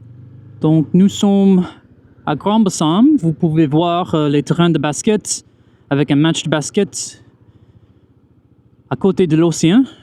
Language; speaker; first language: French; non-native, fluent; English